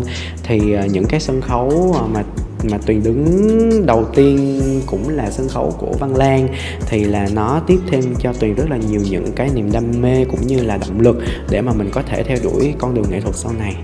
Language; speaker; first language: Vietnamese; native; Vietnamese